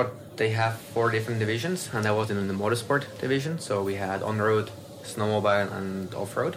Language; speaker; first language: English; non-native, fluent; French